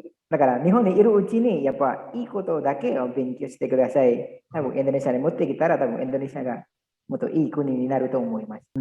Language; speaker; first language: Japanese; non-native, learner; Indonesian